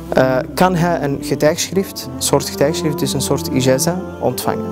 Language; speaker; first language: Dutch; early bilingual, other home language; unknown